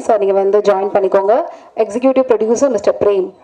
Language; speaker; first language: Tamil; native; Tamil